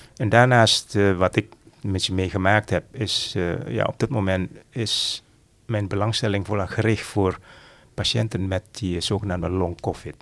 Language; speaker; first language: Dutch; non-native, fluent; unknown